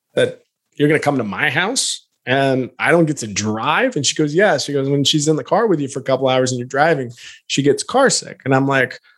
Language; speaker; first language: English; native; English